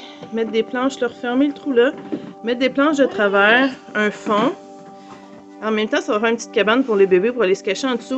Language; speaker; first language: French; native; French